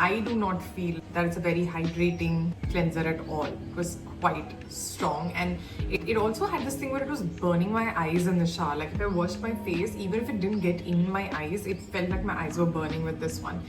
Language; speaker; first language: English; native; English